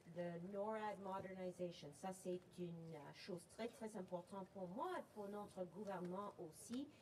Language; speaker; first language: French; non-native, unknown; English